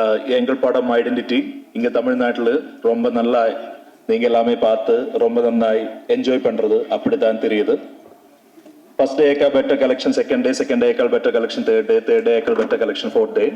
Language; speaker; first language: Tamil; non-native, learner; Malayalam